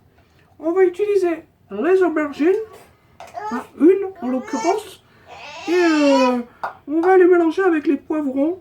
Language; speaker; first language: French; native; French